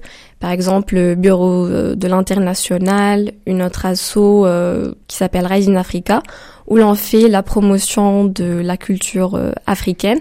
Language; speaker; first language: French; non-native, local second language; Arabic